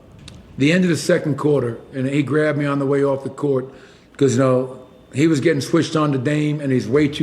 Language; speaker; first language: English; native; English